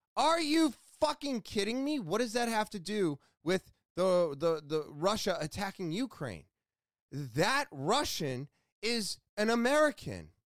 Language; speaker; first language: English; native; English